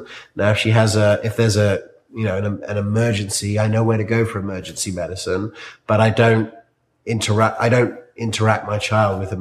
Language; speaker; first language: English; native; English